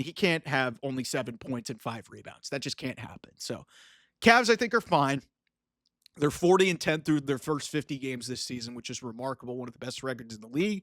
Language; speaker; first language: English; native; English